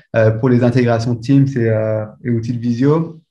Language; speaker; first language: French; native; French